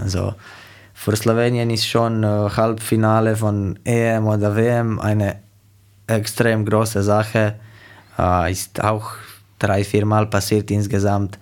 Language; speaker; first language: German; non-native, fluent; Slovenian